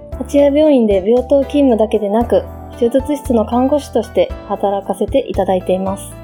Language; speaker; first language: Japanese; native; Japanese